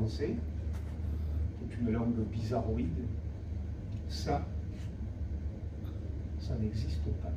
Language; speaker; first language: French; native; French